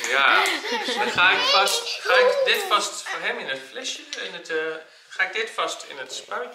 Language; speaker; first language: Dutch; native; Dutch